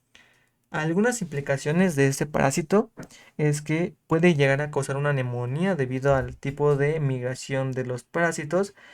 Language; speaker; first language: Spanish; native; Spanish